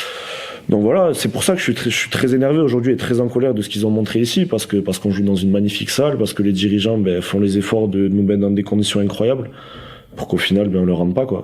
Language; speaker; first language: French; native; French